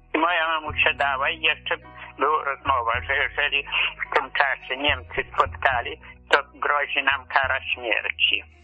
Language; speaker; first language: Polish; native; Polish